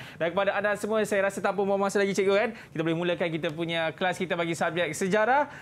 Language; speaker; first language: Malay; native; Malay